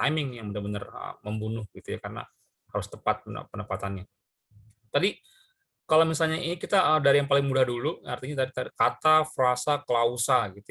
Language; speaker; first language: Indonesian; native; Indonesian